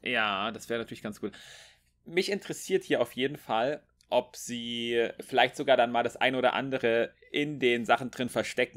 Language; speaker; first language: German; native; German